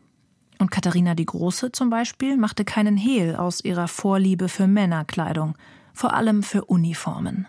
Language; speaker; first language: German; native; German